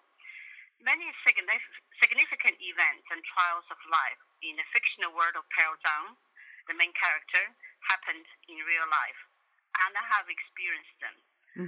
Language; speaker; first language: English; non-native, fluent; Chinese